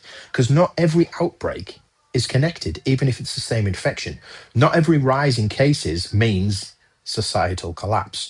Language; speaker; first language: English; native; English